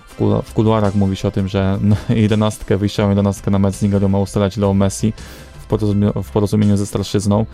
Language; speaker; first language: Polish; native; Polish